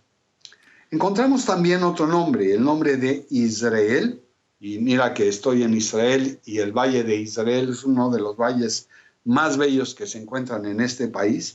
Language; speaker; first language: Spanish; native; Spanish